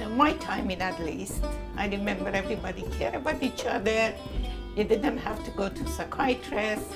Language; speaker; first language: English; non-native, learner; Persian